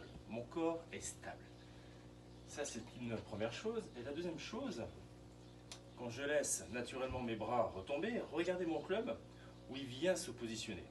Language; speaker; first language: French; native; French